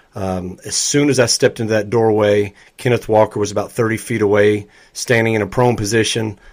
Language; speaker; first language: English; native; English